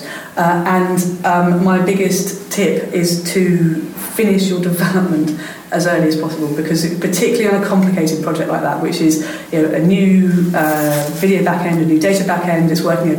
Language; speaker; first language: English; native; English